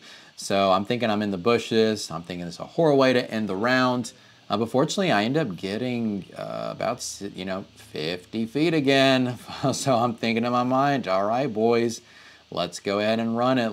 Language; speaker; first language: English; native; English